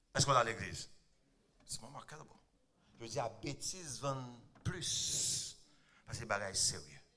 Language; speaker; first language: French; non-native, local second language; Haitian Creole